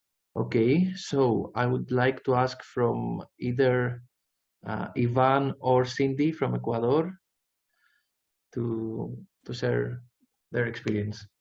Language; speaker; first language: English; non-native, fluent; Greek